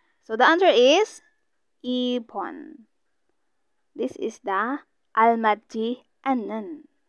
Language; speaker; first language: English; non-native, local second language; Filipino